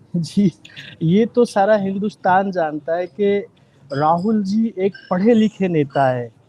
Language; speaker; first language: Hindi; native; Hindi